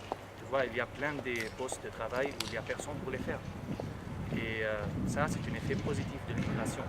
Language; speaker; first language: French; non-native, learner; Arabic